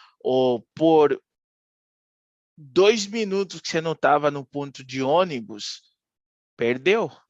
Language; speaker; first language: Portuguese; non-native, fluent; Haitian Creole